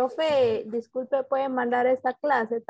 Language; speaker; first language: Spanish; native; Spanish